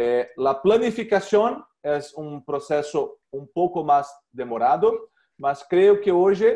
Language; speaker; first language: Spanish; non-native, learner; Portuguese